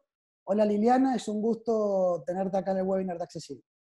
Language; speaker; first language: Spanish; native; Spanish